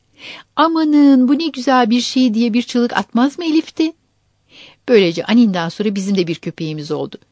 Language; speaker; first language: Turkish; native; Turkish